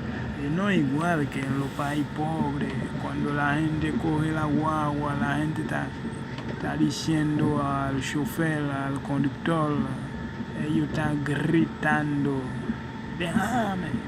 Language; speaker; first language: Spanish; non-native, fluent; Haitian Creole